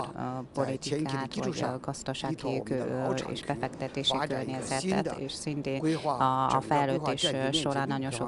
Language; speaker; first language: Hungarian; non-native, learner; Chinese